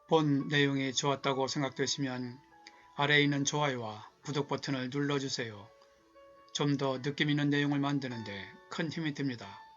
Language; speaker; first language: Korean; native; Korean